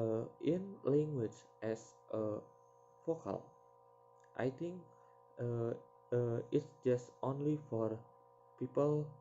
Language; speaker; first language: English; non-native, learner; Indonesian